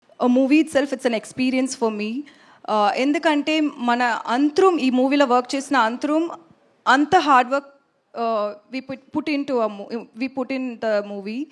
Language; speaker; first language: Telugu; non-native, learner; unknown